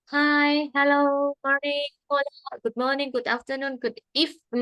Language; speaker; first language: English; non-native, fluent; Indonesian